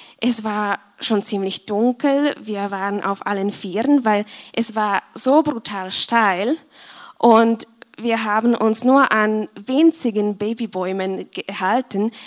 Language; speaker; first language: German; non-native, fluent; Czech